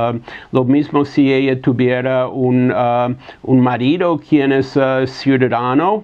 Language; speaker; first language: Spanish; non-native, fluent; English